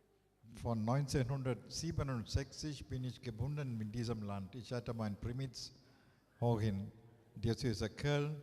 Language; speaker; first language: German; non-native, fluent; Tamil